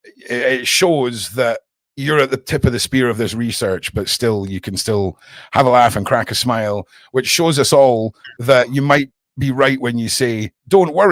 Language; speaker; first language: English; native; English